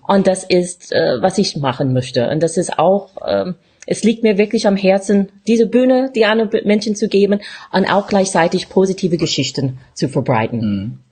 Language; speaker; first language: German; non-native, fluent; English